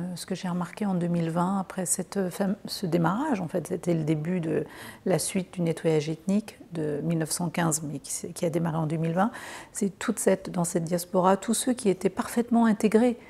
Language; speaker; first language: French; native; French